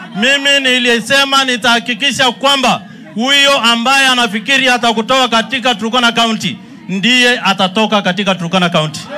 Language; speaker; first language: Swahili; non-native, local second language; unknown